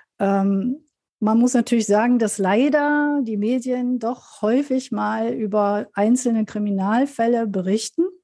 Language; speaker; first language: German; native; German